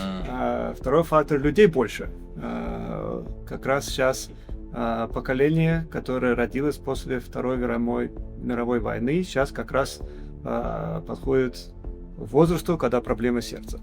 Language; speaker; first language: Russian; early bilingual, heritage; English